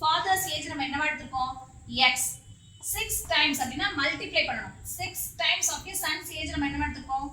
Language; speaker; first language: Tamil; native; Tamil